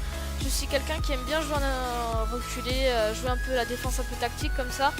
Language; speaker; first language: French; native; French